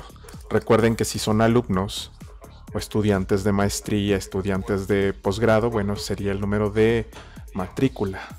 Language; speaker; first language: Spanish; native; Spanish